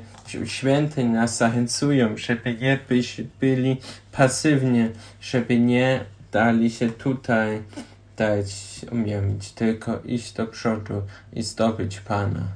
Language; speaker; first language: Polish; non-native, learner; German